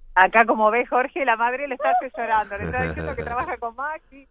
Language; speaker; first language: Spanish; native; Spanish